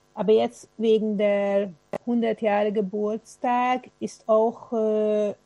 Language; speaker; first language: German; non-native, fluent; Hungarian